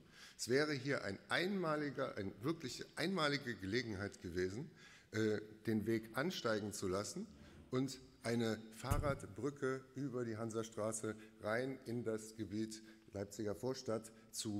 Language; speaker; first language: German; native; German